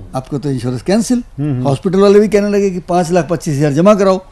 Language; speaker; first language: Hindi; native; Hindi